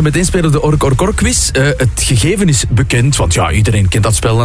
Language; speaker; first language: Dutch; native; Dutch